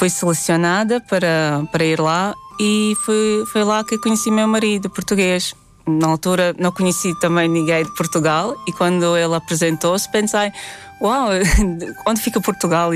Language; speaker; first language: Portuguese; non-native, fluent; Latvian